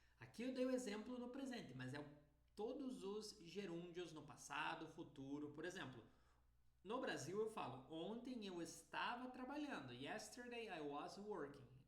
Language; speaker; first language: Portuguese; native; Portuguese